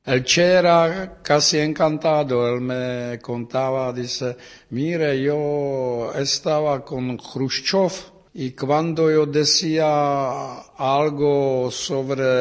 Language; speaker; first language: Spanish; non-native, learner; Czech